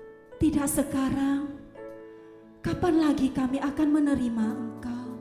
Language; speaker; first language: Indonesian; native; Indonesian